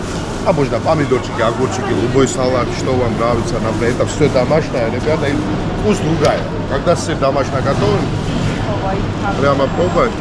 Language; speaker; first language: Russian; non-native, fluent; Georgian